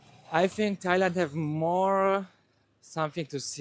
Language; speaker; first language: English; non-native, learner; Turkish